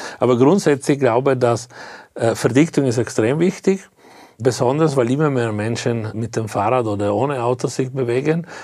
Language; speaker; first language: German; non-native, fluent; Italian